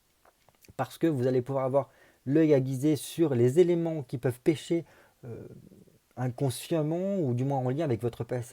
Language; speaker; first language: French; native; French